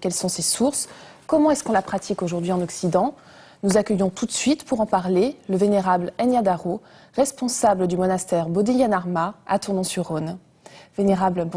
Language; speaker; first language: French; native; French